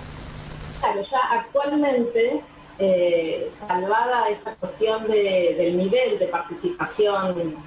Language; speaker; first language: Spanish; native; Spanish